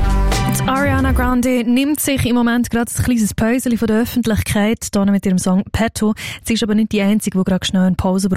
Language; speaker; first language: German; native; German